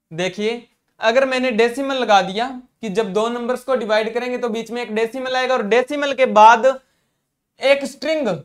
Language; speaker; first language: Hindi; non-native, local second language; Punjabi